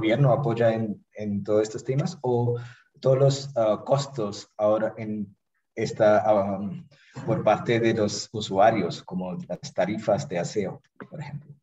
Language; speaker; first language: Spanish; non-native, fluent; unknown